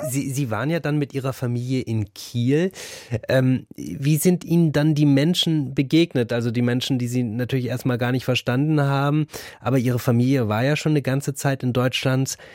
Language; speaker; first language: German; native; German